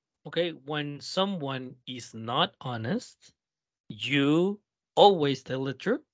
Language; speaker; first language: English; non-native, fluent; Spanish